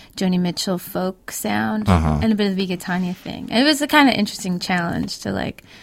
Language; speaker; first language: English; native; English